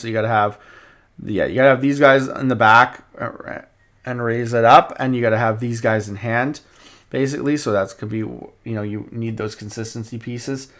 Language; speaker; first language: English; native; English